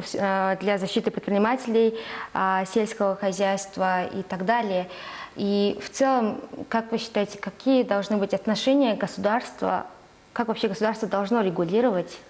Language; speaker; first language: Russian; non-native, fluent; Mongolian